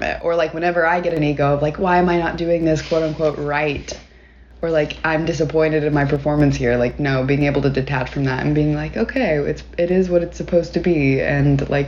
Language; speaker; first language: English; native; English